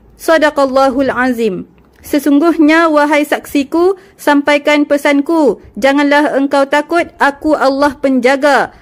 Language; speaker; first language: Malay; native; Malay